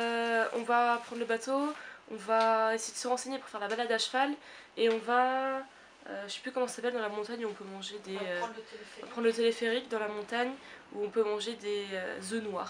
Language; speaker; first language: French; native; French